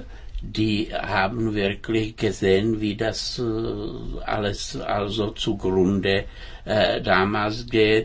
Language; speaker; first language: German; non-native, fluent; Czech